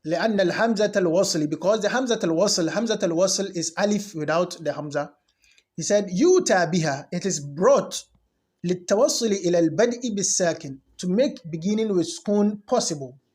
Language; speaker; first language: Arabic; non-native, fluent; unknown